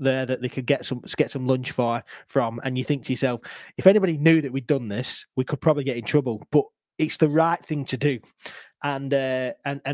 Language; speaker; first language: English; native; English